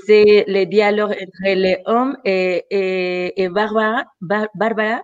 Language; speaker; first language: French; non-native, fluent; Spanish